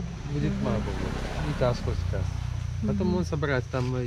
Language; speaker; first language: Russian; non-native, learner; Sinhala